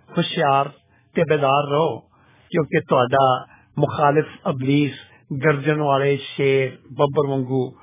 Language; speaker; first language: Urdu; non-native, local second language; Punjabi